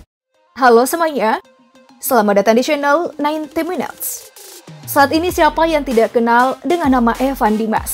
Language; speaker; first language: Indonesian; native; Indonesian